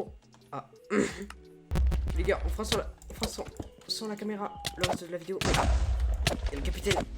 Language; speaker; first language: French; native; French